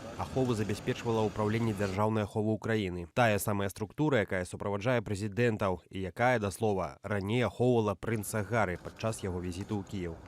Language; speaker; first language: Belarusian; native; Belarusian